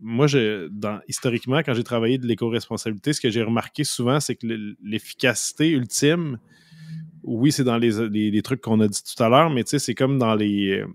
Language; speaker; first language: French; native; French